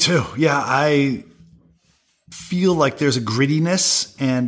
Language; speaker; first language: English; native; English